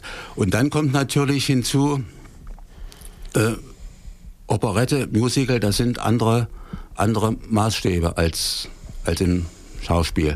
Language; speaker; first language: German; native; German